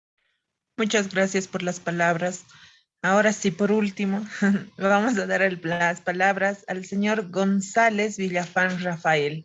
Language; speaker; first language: Spanish; native; Spanish